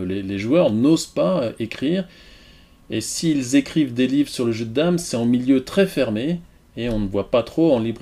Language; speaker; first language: French; native; French